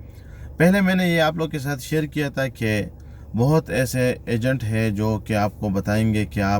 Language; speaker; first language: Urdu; non-native, local second language; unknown